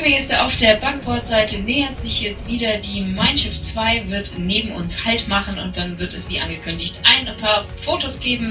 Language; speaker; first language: German; native; German